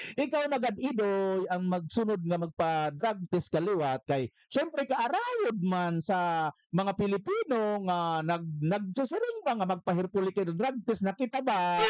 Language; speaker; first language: Filipino; native; Filipino